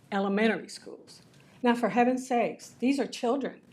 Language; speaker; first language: English; early bilingual, other home language; Spanish